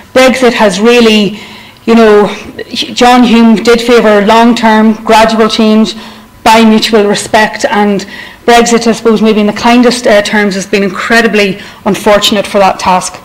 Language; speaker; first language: English; native; English